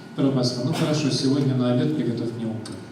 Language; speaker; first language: Russian; native; Russian